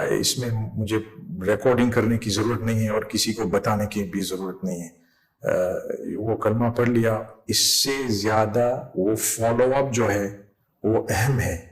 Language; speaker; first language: Urdu; non-native, fluent; English